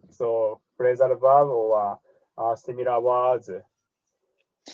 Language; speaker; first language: English; non-native, learner; Japanese